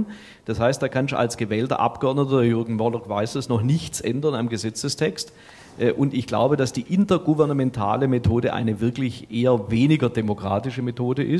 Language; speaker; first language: German; native; German